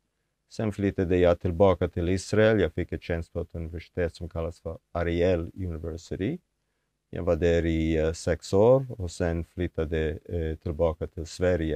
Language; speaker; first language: Swedish; non-native, fluent; Hebrew